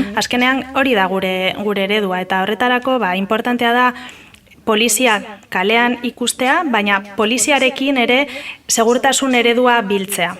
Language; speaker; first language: Basque; non-native, local second language; Spanish